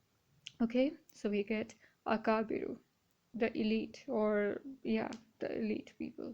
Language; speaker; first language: English; non-native, local second language; Urdu